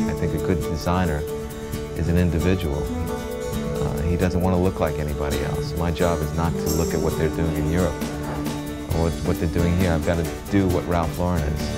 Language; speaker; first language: English; native; English